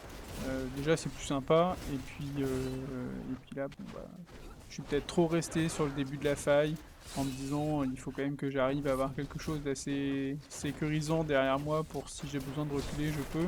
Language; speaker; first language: French; native; French